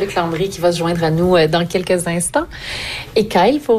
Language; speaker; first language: French; native; French